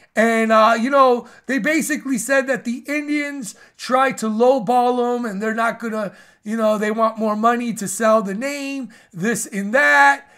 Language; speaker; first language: English; native; English